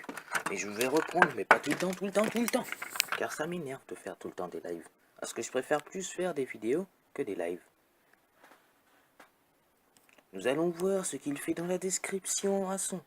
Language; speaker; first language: French; native; French